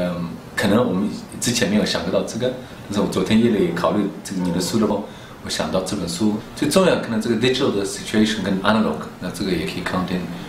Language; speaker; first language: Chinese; early bilingual, heritage; German